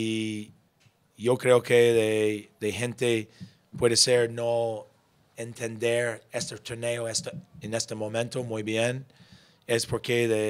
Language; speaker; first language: Spanish; non-native, learner; English